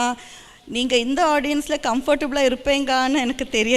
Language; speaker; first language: Tamil; early bilingual, heritage; Tamil